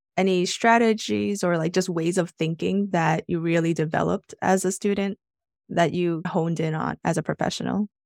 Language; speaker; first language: English; native; English